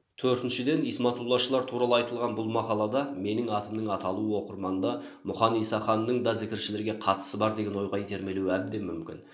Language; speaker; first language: Kazakh; native; Kazakh